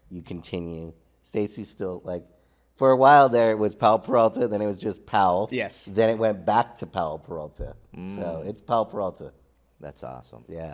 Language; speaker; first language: English; native; English